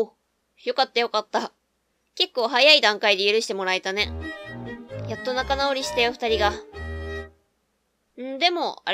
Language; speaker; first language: Japanese; native; Japanese